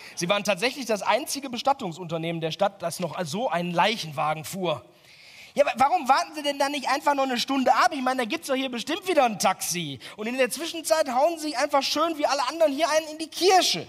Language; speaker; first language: German; native; German